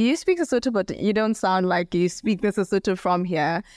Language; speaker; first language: English; non-native, local second language; Southern Sotho